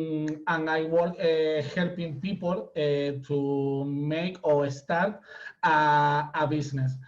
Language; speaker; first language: English; non-native, learner; Spanish